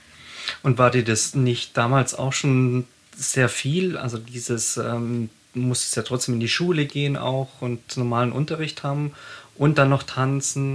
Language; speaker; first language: German; native; German